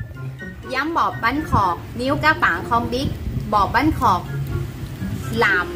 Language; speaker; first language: Vietnamese; non-native, learner; Thai